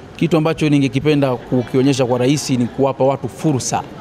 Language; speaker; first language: Swahili; native; Swahili